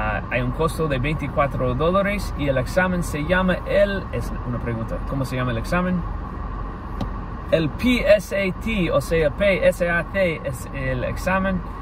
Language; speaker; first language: Spanish; non-native, fluent; English